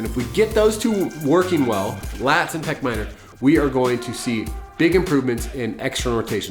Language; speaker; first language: English; native; English